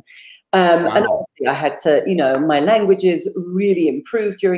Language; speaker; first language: English; native; English